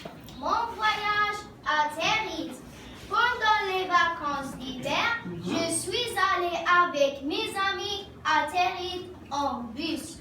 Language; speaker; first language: French; non-native, learner; Arabic